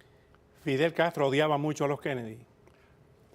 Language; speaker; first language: Spanish; native; Spanish